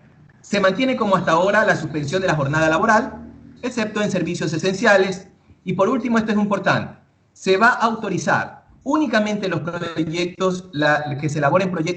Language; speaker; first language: Spanish; native; Spanish